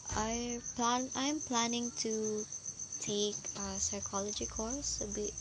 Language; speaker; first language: English; non-native, local second language; Filipino